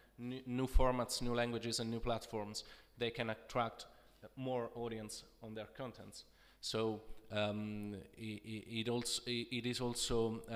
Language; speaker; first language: English; non-native, fluent; Italian